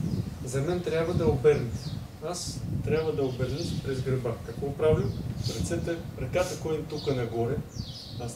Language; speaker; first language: Bulgarian; non-native, learner; Russian